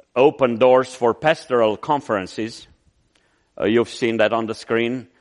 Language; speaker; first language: English; non-native, fluent; Romanian